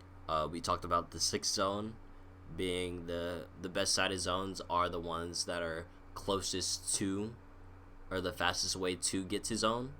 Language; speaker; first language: English; native; English